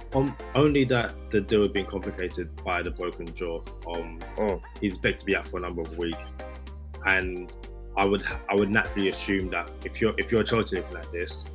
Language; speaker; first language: English; native; English